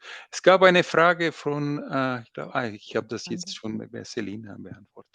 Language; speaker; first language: German; non-native, local second language; French